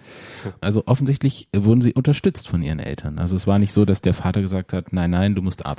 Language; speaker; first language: German; native; German